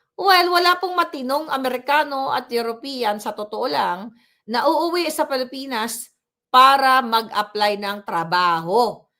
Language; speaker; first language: Filipino; non-native, local second language; Cebuano